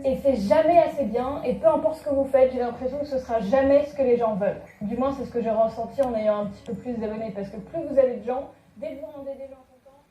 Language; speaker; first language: French; native; French